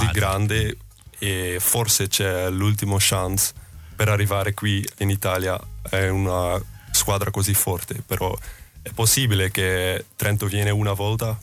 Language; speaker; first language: Italian; non-native, learner; Dutch